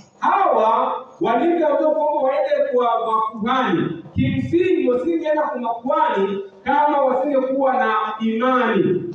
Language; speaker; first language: Swahili; non-native, local second language; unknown